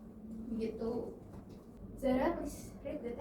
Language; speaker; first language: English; non-native, learner; Indonesian